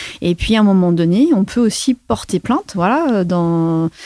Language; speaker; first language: French; native; French